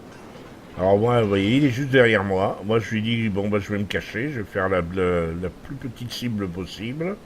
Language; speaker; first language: French; native; French